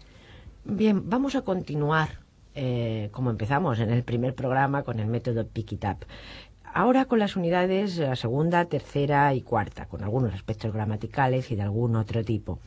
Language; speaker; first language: Spanish; native; Spanish